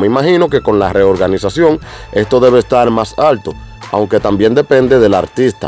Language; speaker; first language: Spanish; native; Spanish